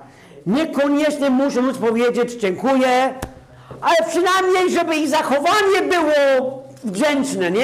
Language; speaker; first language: Polish; non-native, fluent; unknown